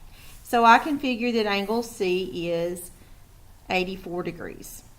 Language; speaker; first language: English; native; English